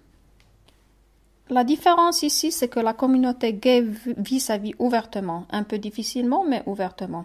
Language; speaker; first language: French; non-native, local second language; Arabic